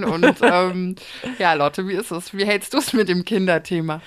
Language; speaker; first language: German; native; German